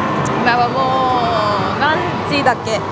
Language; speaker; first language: Japanese; non-native, learner; Dutch